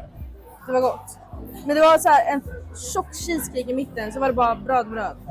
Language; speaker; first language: Swedish; early bilingual, other home language; Mongolian